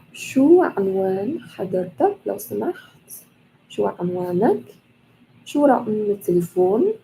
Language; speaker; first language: Arabic; non-native, learner; English